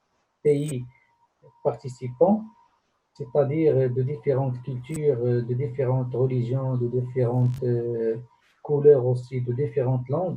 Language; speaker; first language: French; non-native, local second language; Arabic